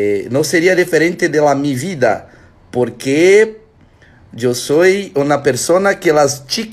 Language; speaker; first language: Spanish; non-native, learner; Portuguese